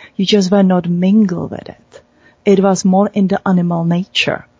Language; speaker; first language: English; non-native, fluent; Czech